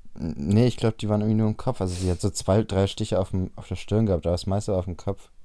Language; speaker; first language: German; native; German